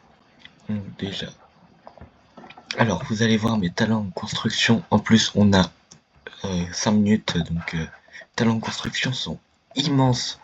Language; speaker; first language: French; native; French